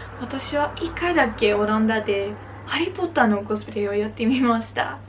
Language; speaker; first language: Japanese; non-native, learner; Dutch